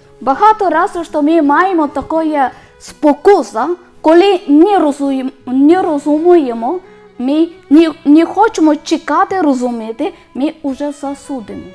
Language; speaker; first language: Ukrainian; non-native, learner; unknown